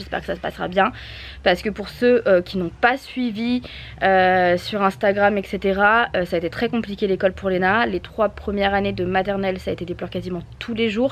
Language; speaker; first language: French; native; French